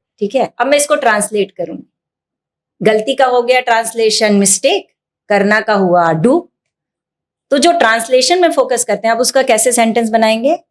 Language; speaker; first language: Hindi; native; Hindi